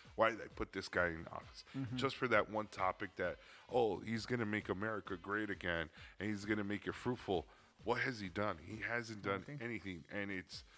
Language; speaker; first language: English; early bilingual, other home language; Spanish